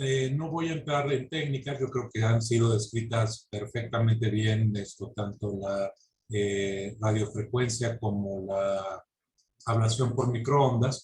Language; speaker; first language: Spanish; native; Spanish